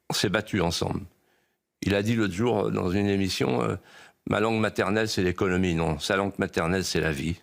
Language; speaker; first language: French; native; French